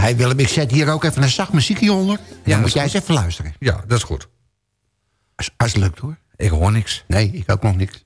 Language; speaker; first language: Dutch; native; Dutch